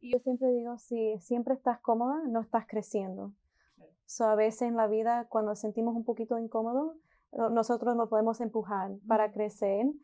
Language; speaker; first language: Spanish; early bilingual, heritage; Spanish